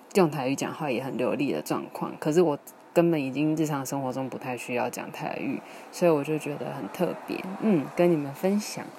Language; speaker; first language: Chinese; non-native, local second language; Min Nan Chinese